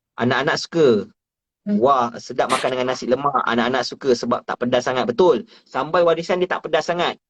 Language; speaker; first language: Malay; native; Malay